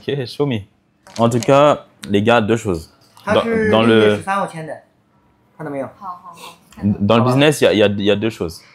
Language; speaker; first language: French; native; French